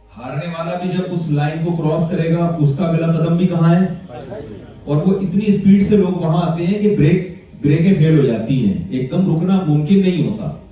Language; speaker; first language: Urdu; native; Urdu